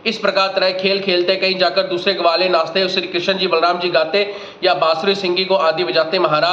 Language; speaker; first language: Hindi; native; Hindi